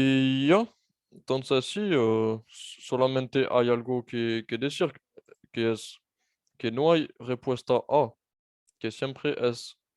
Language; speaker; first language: Spanish; non-native, fluent; French